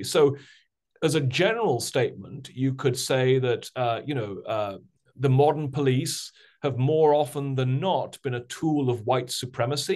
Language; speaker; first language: English; native; English